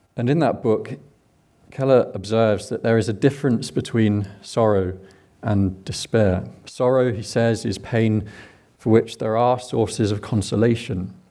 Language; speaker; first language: English; native; English